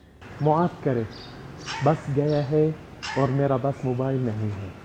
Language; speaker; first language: Hindi; non-native, learner; Arabic